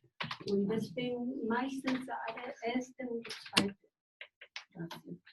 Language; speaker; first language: German; non-native, fluent; Japanese